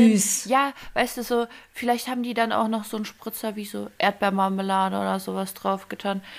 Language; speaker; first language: German; early bilingual, other home language; Ukrainian